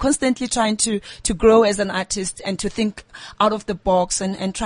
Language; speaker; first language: English; non-native, local second language; Southern Sotho